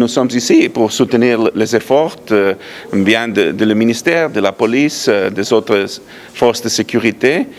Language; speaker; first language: French; non-native, fluent; English